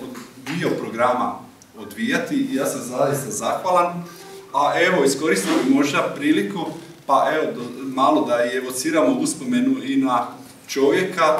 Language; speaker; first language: Serbian; native; Serbian